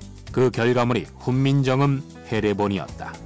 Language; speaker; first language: Korean; native; Korean